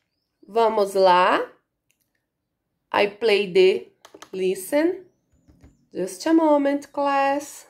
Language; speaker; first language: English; non-native, learner; Portuguese